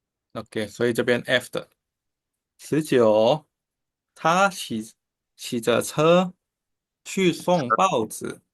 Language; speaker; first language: Chinese; non-native, fluent; Indonesian